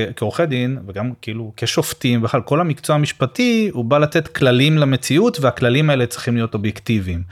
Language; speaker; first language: Hebrew; native; Hebrew